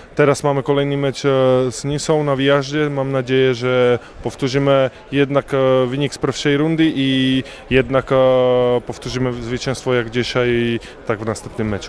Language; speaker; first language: Polish; non-native, learner; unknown